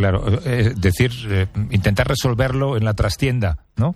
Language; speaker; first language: Spanish; native; Spanish